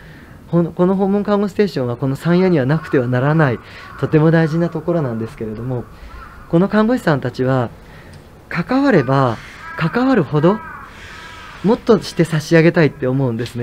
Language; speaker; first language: Japanese; native; Japanese